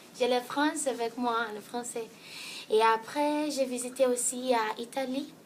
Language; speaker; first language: French; non-native, learner; Portuguese